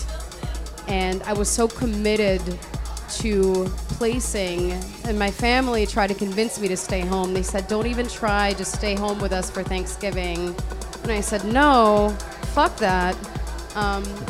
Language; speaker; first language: English; non-native, local second language; Hiligaynon